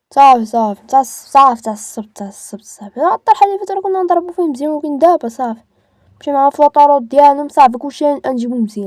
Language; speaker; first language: Arabic; native; Arabic